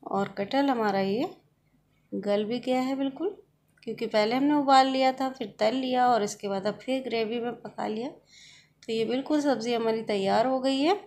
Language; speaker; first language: Hindi; native; Hindi